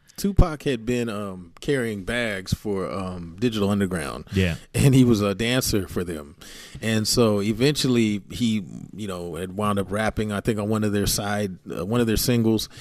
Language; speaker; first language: English; native; English